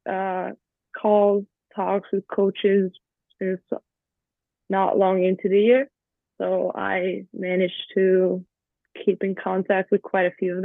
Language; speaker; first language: English; non-native, fluent; Hungarian